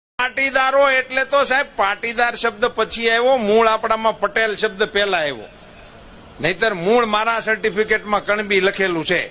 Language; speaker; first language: Gujarati; native; Gujarati